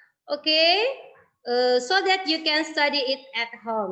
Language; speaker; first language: English; non-native, learner; Indonesian